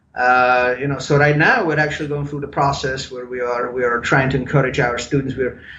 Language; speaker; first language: English; non-native, fluent; German